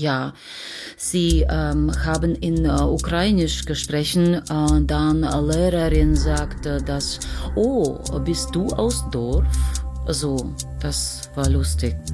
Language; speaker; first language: German; non-native, learner; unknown